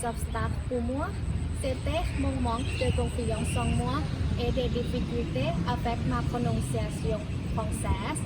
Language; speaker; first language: French; non-native, fluent; Thai